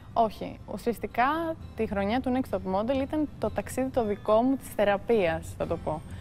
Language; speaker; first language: Greek; early bilingual, heritage; Greek